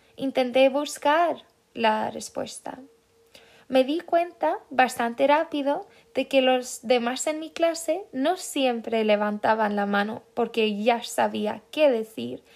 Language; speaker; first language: Spanish; non-native, fluent; Swedish